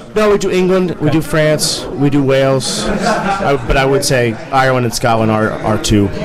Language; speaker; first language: English; native; English